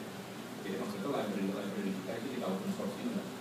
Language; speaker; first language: Indonesian; native; Indonesian